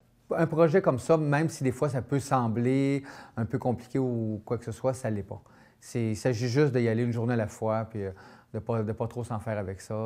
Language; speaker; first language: French; native; French